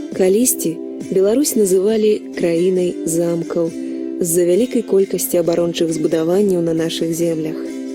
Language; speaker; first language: Belarusian; native; Belarusian